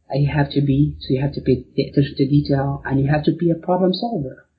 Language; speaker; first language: English; non-native, fluent; Arabic